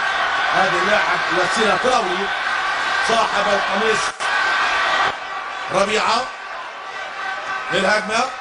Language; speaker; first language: Arabic; native; Arabic